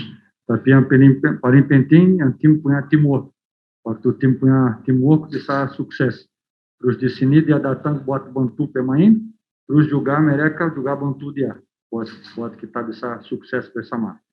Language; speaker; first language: Indonesian; non-native, fluent; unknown